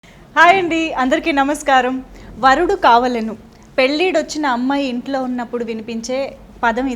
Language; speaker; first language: Telugu; native; Telugu